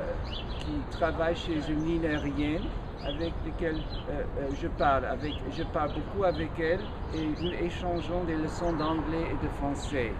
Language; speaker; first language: French; non-native, fluent; English